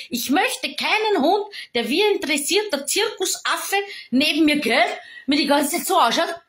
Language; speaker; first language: German; native; German